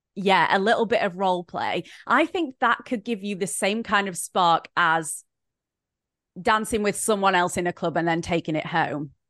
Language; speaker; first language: English; native; English